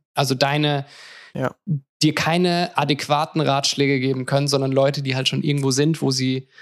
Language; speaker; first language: German; native; German